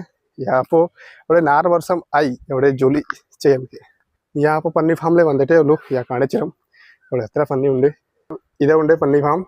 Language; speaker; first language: Malayalam; non-native, local second language; Hindi